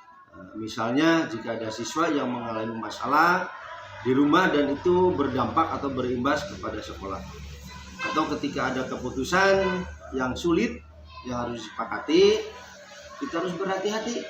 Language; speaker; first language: Indonesian; native; Indonesian